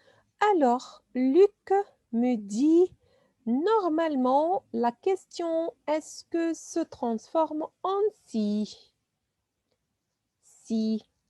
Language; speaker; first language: French; non-native, fluent; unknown